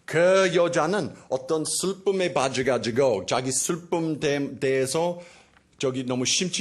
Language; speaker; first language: Korean; non-native, fluent; English